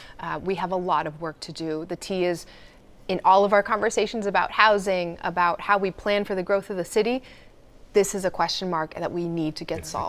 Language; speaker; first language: English; native; English